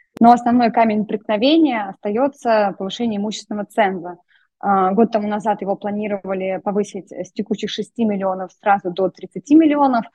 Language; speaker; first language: Russian; native; Russian